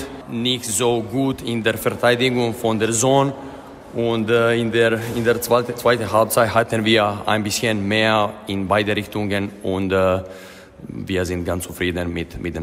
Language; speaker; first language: German; non-native, fluent; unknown